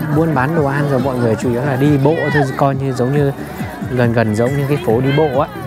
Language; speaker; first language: Vietnamese; non-native, local second language; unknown